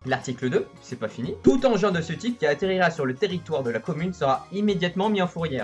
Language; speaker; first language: French; native; French